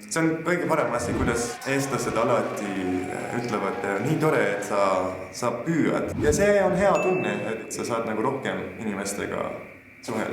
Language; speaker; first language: Estonian; non-native, learner; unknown